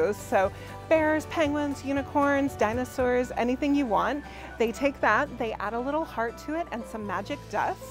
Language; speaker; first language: English; native; English